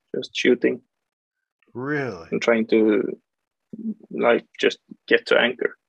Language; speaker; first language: English; non-native, fluent; Swedish